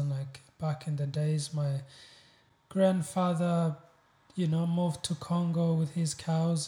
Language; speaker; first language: English; non-native, local second language; Kinyarwanda